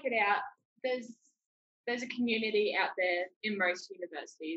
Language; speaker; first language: English; native; English